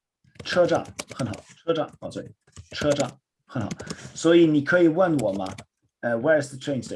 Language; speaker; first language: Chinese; non-native, learner; Swedish